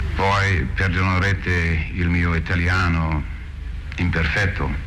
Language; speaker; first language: Italian; non-native, fluent; Welsh